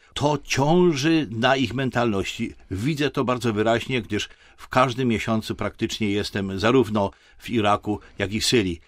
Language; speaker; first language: Polish; native; Polish